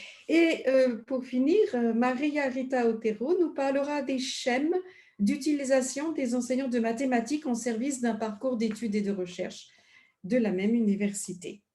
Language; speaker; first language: French; non-native, fluent; Spanish